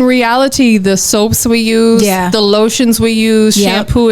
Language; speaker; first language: English; native; English